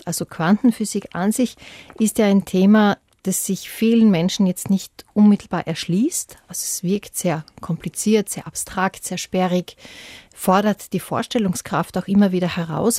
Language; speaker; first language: German; native; German